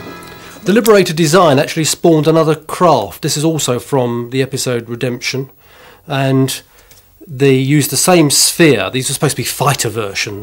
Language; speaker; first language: English; native; English